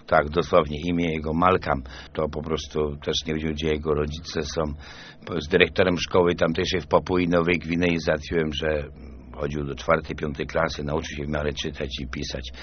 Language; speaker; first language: Polish; native; Polish